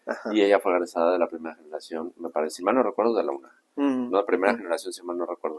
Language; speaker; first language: Spanish; native; Spanish